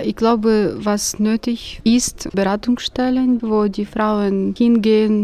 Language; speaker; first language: German; non-native, fluent; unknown